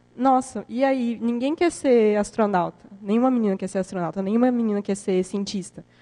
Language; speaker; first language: Portuguese; native; Portuguese